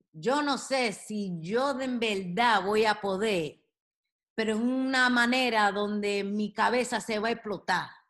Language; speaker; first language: Spanish; early bilingual, heritage; Spanish